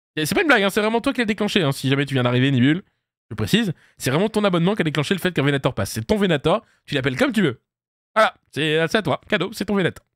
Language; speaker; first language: French; native; French